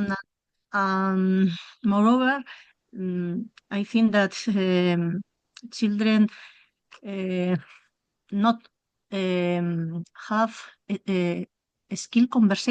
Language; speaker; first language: English; non-native, learner; Spanish